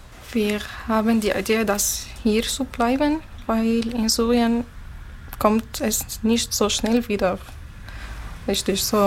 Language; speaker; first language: German; non-native, learner; Arabic